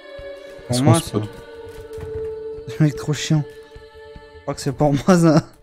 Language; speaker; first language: French; native; French